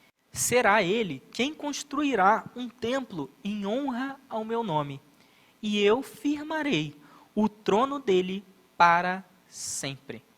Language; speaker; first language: Portuguese; native; Portuguese